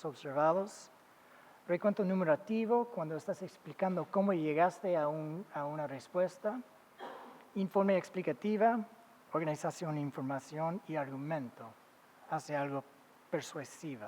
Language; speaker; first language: Spanish; non-native, fluent; English